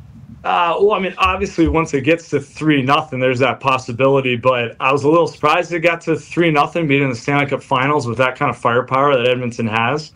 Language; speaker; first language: English; native; English